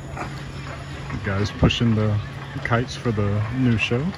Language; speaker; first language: English; native; English